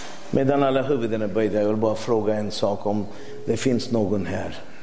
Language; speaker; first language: Swedish; non-native, fluent; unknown